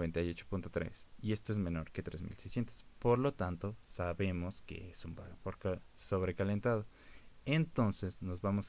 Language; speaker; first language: Spanish; native; Spanish